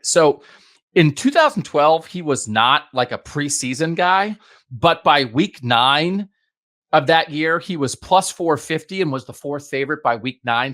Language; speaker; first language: English; native; English